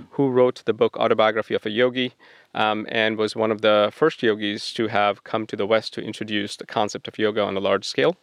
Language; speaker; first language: English; non-native, local second language; Bangla